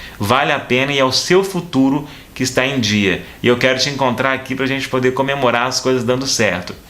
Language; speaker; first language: Portuguese; native; Portuguese